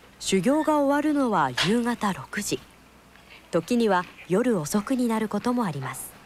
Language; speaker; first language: Japanese; native; Japanese